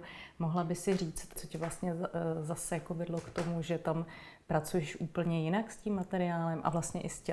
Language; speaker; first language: Czech; native; Czech